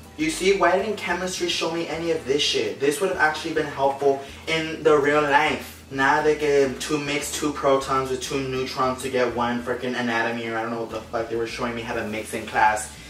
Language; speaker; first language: English; early bilingual, other home language; Spanish